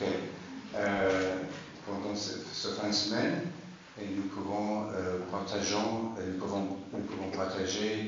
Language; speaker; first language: French; non-native, learner; English